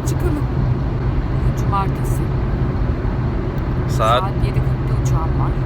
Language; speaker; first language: Turkish; native; Turkish